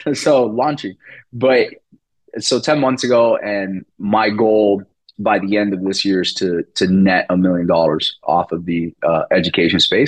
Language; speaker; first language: English; early bilingual, other home language; Spanish